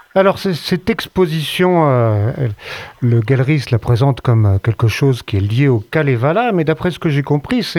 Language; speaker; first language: French; native; French